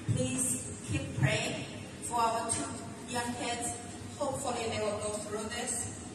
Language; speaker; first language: English; non-native, fluent; Chinese